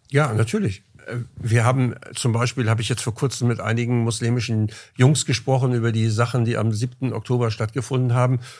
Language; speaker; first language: German; native; German